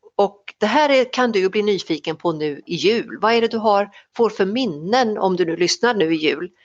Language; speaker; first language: Swedish; native; Swedish